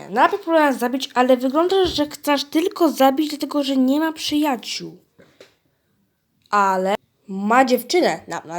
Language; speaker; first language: Polish; early bilingual, heritage; Polish